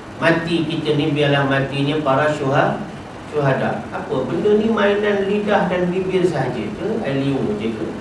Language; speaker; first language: Malay; native; Malay